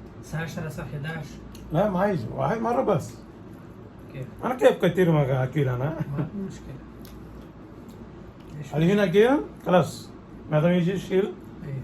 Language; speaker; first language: Arabic; non-native, learner; Telugu